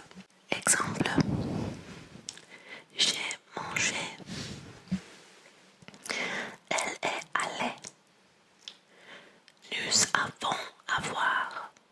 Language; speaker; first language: French; non-native, learner; English